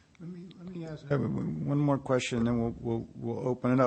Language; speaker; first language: English; native; English